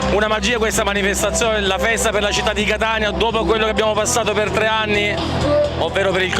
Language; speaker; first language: Italian; native; Italian